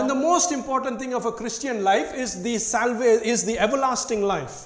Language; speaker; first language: English; non-native, local second language; Tamil